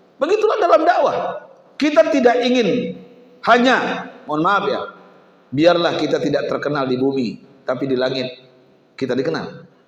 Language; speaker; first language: Indonesian; native; Indonesian